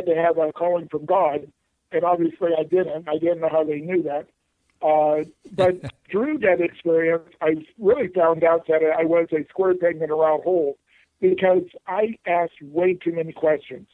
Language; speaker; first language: English; native; English